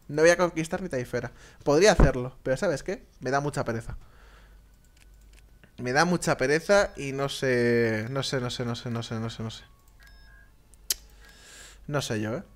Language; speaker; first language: Spanish; native; Spanish